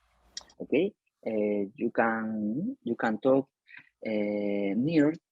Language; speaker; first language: English; non-native, learner; Spanish